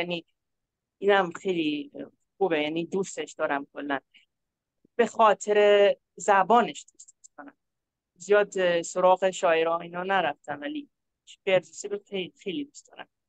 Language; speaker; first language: Persian; non-native, fluent; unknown